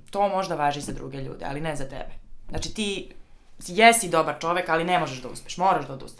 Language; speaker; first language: Bosnian; native; Bosnian